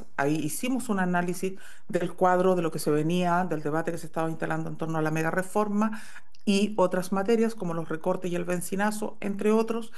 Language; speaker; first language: Spanish; native; Spanish